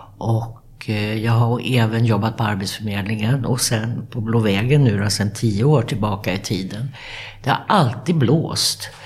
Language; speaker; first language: Swedish; native; Swedish